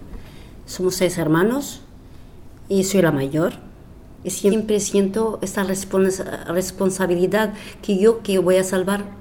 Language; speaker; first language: Spanish; non-native, fluent; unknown